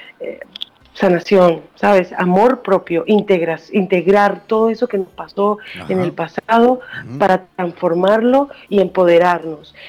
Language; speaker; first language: Spanish; native; Spanish